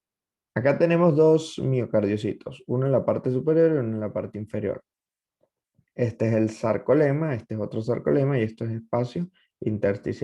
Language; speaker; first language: Spanish; native; Spanish